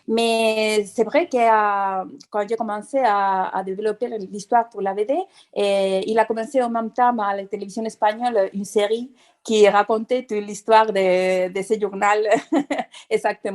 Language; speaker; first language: French; non-native, fluent; Spanish